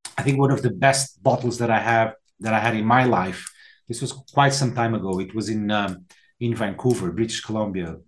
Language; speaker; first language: English; non-native, fluent; Portuguese